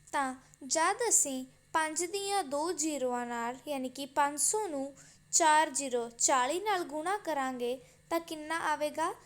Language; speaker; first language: Hindi; non-native, local second language; Punjabi